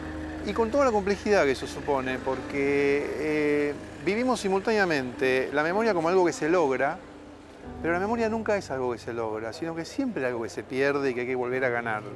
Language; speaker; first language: Spanish; native; Spanish